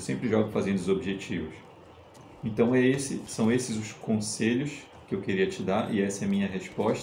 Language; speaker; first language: Portuguese; native; Portuguese